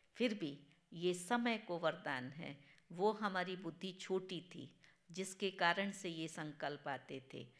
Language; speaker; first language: Hindi; non-native, local second language; Gujarati